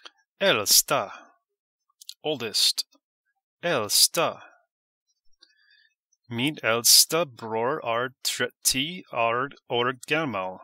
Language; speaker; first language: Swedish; non-native, learner; English